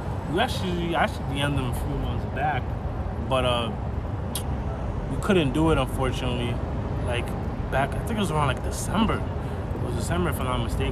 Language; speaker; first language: English; early bilingual, other home language; Spanish